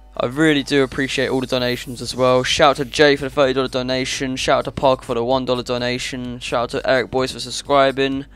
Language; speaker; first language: English; native; English